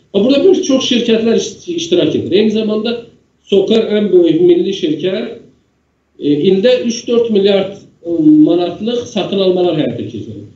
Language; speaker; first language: Azerbaijani; native; Azerbaijani